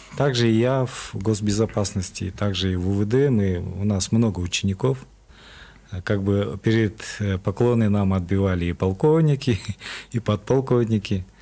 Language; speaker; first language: Russian; non-native, local second language; Kyrgyz